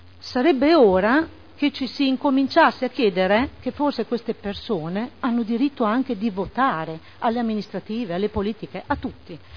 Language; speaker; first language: Italian; native; Italian